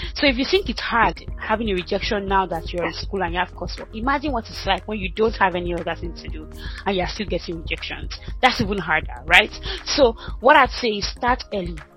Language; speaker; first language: English; non-native, local second language; Yoruba